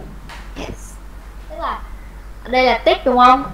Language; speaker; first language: Vietnamese; native; Vietnamese